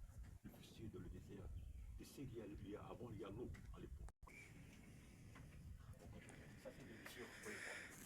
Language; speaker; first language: French; non-native, local second language; Arabic